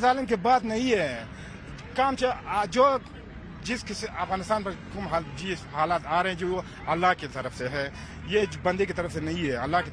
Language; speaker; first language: Hindi; non-native, fluent; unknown